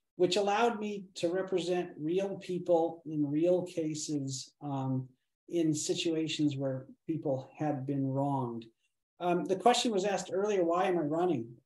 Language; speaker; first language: English; native; English